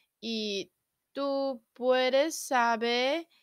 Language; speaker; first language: Spanish; non-native, learner; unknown